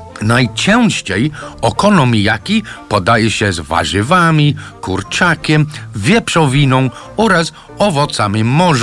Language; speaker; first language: Polish; non-native, learner; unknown